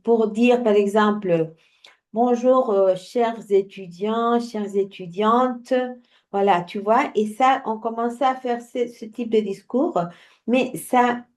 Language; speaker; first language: French; non-native, fluent; Spanish